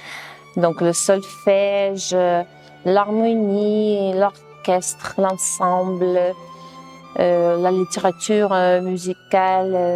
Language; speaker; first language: French; non-native, fluent; Russian